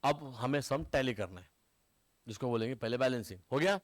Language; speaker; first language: Hindi; non-native, local second language; Marathi